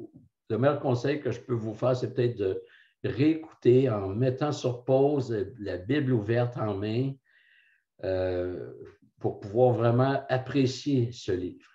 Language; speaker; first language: French; native; French